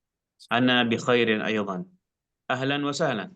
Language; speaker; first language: Arabic; non-native, fluent; Indonesian